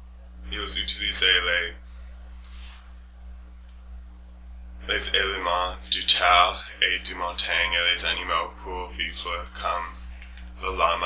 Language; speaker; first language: French; non-native, learner; English